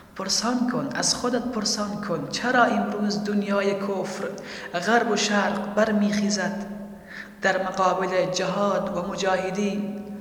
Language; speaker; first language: Persian; native; Persian